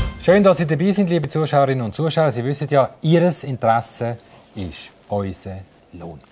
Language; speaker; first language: German; native; German